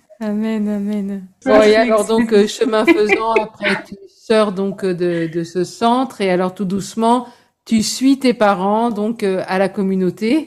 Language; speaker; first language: French; native; French